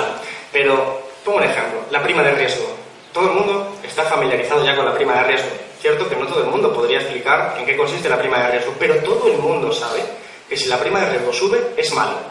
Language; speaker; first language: Spanish; native; Spanish